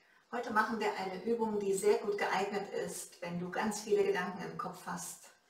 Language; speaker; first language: German; native; German